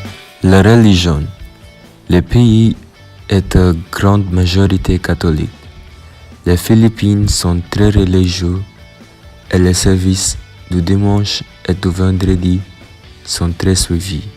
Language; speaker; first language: French; non-native, learner; Filipino